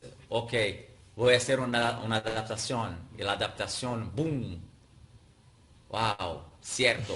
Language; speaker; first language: Spanish; non-native, fluent; Portuguese